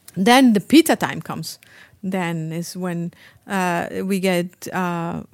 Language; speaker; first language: English; non-native, fluent; Spanish